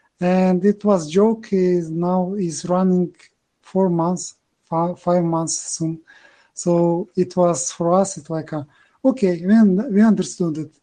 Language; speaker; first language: English; non-native, learner; Ukrainian